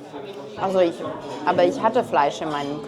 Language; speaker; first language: German; non-native, fluent; French